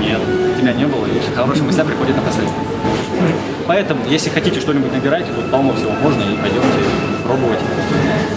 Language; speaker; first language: Russian; native; Russian